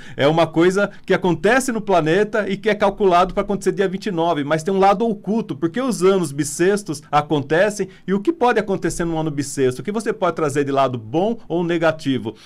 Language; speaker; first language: Portuguese; non-native, fluent; Italian